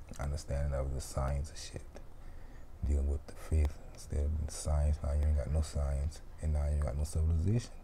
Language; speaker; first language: English; native; English